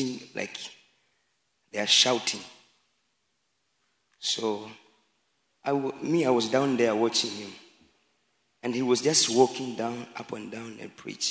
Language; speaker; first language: English; non-native, local second language; Swahili